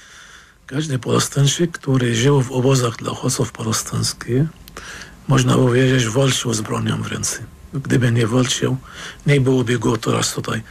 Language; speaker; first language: Polish; non-native, fluent; Arabic